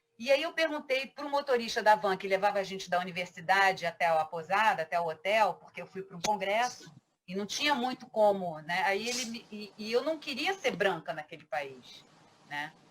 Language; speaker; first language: Portuguese; early bilingual, other home language; French